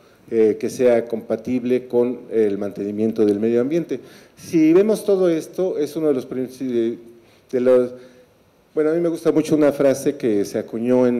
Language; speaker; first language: Spanish; native; Spanish